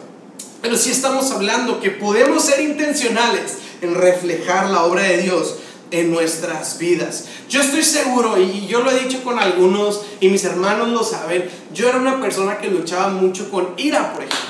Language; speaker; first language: Spanish; native; Spanish